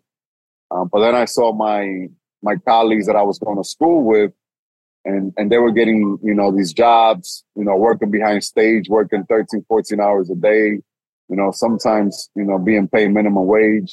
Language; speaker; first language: English; early bilingual, other home language; Spanish